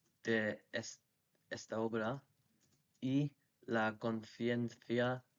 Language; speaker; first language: Spanish; non-native, learner; English